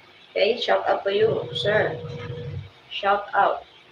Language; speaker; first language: English; non-native, local second language; Cebuano